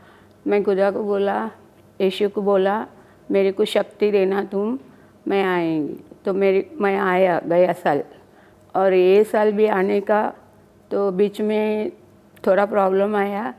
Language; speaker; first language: Hindi; non-native, local second language; Malayalam